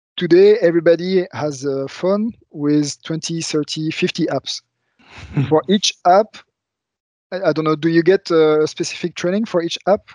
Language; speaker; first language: English; non-native, fluent; French